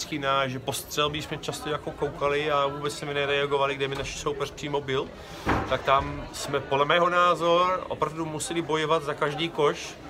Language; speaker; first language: Czech; non-native, fluent; Dutch